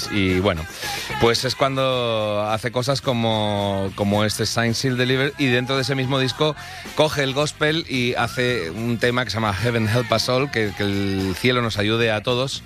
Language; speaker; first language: Spanish; native; Spanish